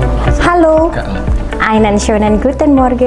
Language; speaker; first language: German; non-native, fluent; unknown